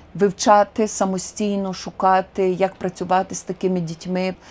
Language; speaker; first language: Ukrainian; native; Ukrainian